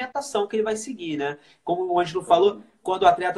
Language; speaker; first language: Portuguese; native; Portuguese